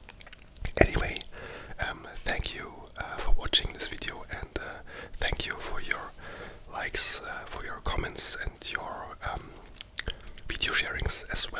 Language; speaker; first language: English; non-native, fluent; German